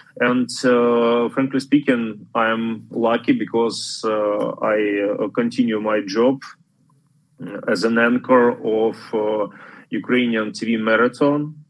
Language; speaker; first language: English; non-native, fluent; Ukrainian